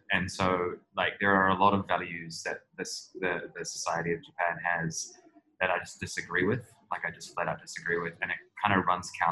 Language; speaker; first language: English; native; English